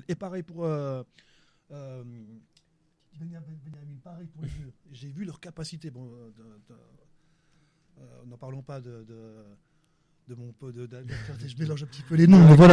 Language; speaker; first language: French; native; French